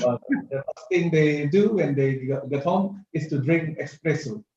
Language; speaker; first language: English; non-native, fluent; Indonesian